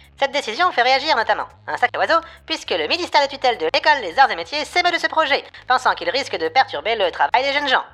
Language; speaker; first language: French; native; French